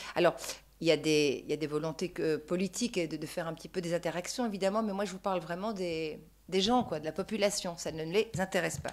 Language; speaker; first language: French; native; French